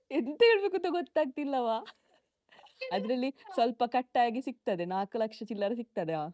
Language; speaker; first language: Kannada; non-native, local second language; Tulu